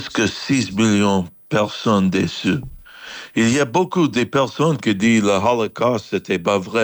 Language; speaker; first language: French; non-native, fluent; English